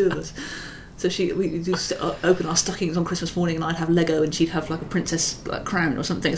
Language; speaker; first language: English; native; English